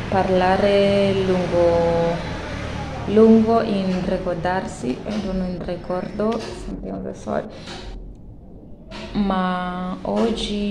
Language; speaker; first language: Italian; non-native, learner; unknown